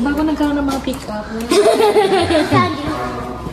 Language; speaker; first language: Filipino; native; Filipino